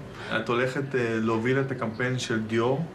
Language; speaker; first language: Hebrew; native; Hebrew